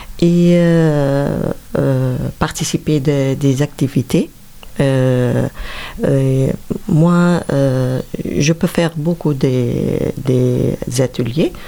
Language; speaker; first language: French; non-native, learner; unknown